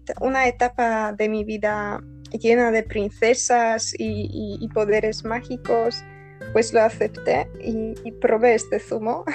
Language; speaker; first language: Spanish; non-native, learner; Polish